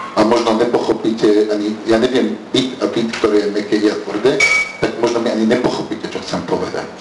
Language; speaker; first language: Slovak; early bilingual, heritage; Arabic